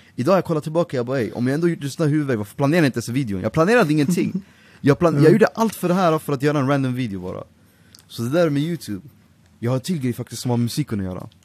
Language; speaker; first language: Swedish; early bilingual, other home language; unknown